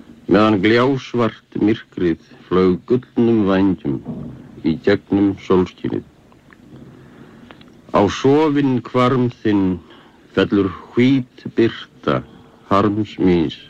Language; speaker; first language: Icelandic; native; Icelandic